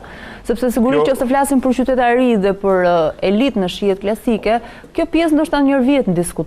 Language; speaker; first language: Albanian; native; Albanian